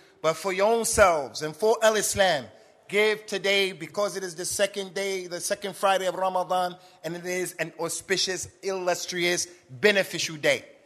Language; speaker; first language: English; native; English